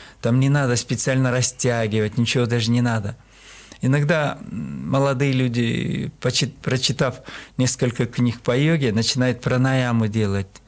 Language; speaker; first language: Russian; non-native, local second language; Kyrgyz